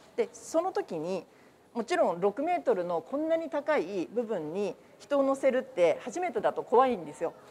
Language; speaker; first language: Japanese; native; Japanese